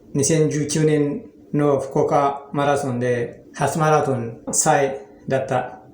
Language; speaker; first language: Japanese; non-native, learner; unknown